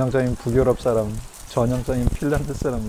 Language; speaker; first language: Korean; native; Korean